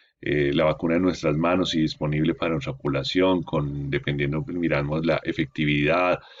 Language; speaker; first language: Spanish; native; Spanish